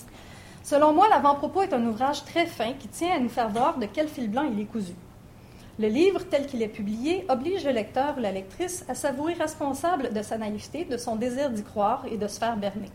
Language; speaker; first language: French; native; French